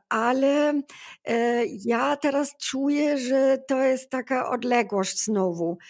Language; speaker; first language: Polish; non-native, learner; German